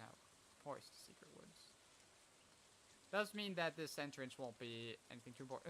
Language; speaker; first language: English; native; English